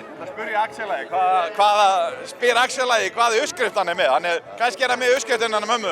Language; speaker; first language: Icelandic; native; Icelandic